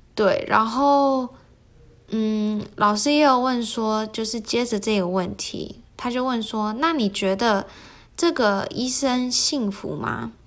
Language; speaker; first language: Chinese; early bilingual, heritage; Chinese